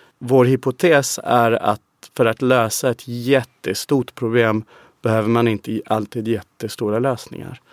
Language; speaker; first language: Swedish; non-native, fluent; English